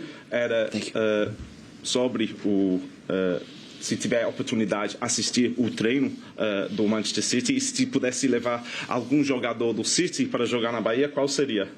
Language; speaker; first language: Portuguese; non-native, fluent; English